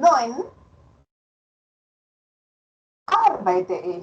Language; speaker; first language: German; non-native, fluent; Spanish